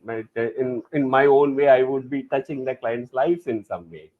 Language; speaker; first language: English; non-native, local second language; Tamil